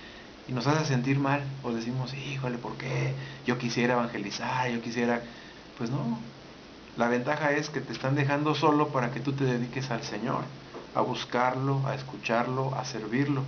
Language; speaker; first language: Spanish; native; Spanish